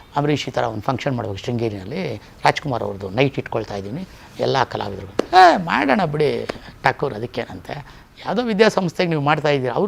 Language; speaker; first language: Kannada; native; Kannada